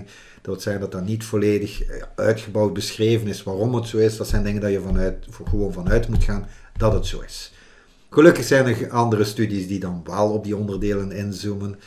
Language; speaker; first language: Dutch; native; Dutch